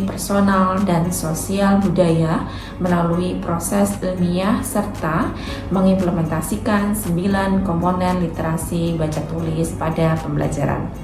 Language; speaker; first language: Indonesian; native; Indonesian